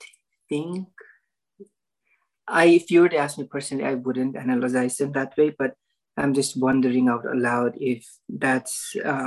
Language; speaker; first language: English; non-native, local second language; Nepali